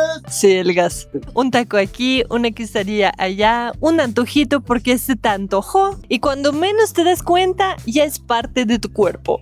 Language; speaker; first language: Spanish; non-native, fluent; Russian